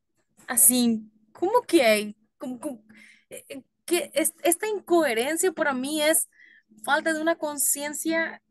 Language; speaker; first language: Portuguese; non-native, learner; Spanish